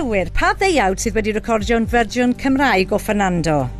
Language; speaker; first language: Welsh; native; Welsh